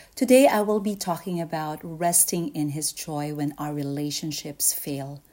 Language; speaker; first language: English; non-native, local second language; Filipino